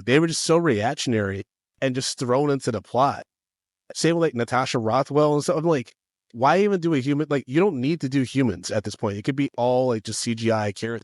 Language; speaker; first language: English; native; English